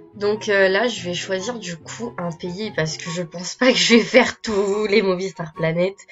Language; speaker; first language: French; early bilingual, other home language; Portuguese